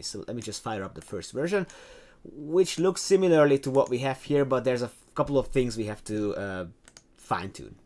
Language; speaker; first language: English; non-native, fluent; Hungarian